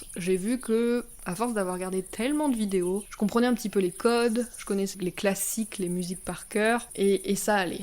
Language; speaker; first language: French; native; French